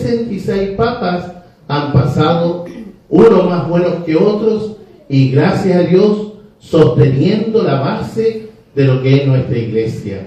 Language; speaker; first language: Spanish; native; Spanish